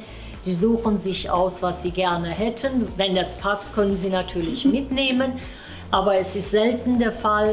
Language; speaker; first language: German; non-native, fluent; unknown